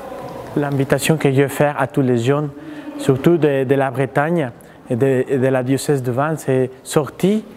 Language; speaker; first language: French; non-native, fluent; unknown